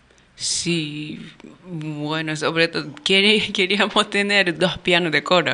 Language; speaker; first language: Spanish; non-native, learner; Japanese